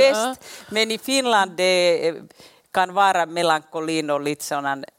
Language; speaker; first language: Swedish; non-native, local second language; Finnish